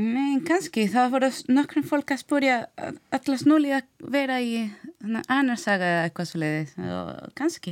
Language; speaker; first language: Icelandic; non-native, learner; Spanish